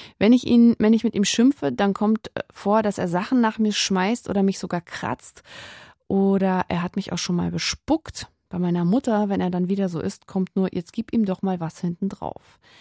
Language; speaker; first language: German; native; German